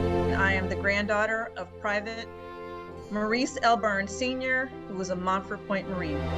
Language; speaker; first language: English; native; English